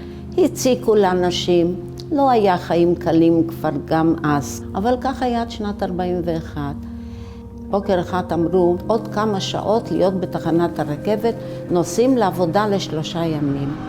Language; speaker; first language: Hebrew; early bilingual, other home language; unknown